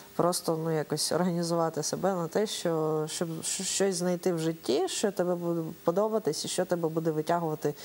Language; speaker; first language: Ukrainian; native; Ukrainian